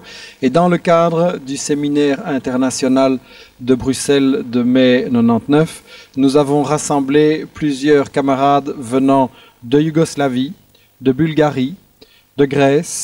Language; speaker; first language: French; native; French